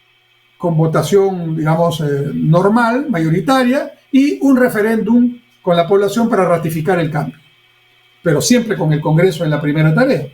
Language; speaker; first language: Spanish; native; Spanish